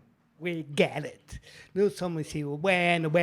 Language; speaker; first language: French; non-native, learner; Spanish